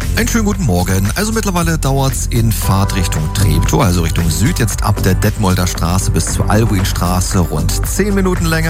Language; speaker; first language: German; native; German